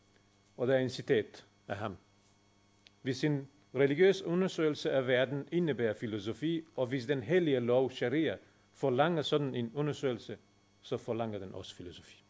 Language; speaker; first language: Danish; non-native, fluent; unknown